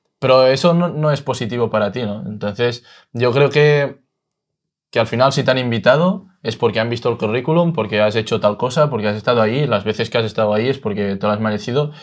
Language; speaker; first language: Spanish; native; Spanish